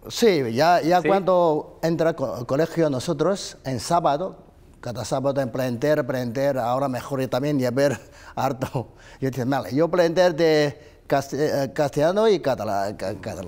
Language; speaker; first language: Spanish; non-native, learner; Chinese